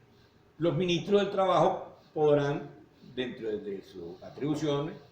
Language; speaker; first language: Spanish; native; Spanish